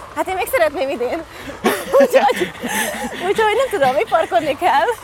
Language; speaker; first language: Hungarian; native; Hungarian